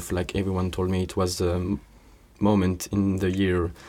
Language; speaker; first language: English; non-native, fluent; French